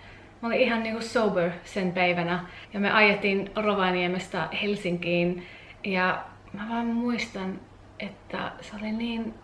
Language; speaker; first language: Finnish; non-native, learner; English